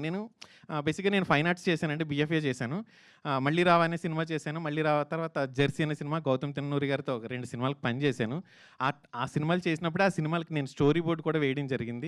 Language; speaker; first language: Telugu; native; Telugu